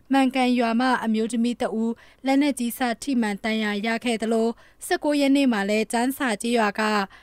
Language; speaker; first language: Burmese; non-native, local second language; Shan